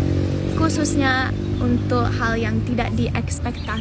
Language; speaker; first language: Indonesian; non-native, fluent; English